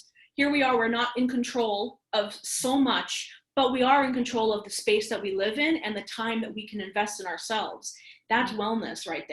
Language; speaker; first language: English; native; English